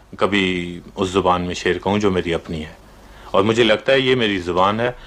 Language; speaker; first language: Urdu; non-native, local second language; Pashto